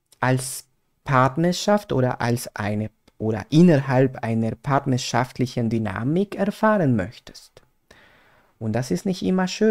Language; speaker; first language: German; non-native, fluent; Spanish